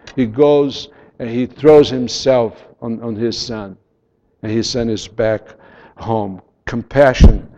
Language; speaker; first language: English; non-native, fluent; Portuguese